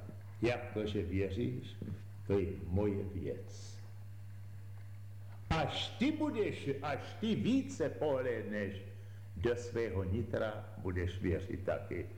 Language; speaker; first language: Czech; native; Czech